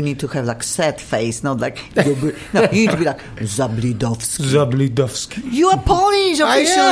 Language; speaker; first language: English; non-native, fluent; Polish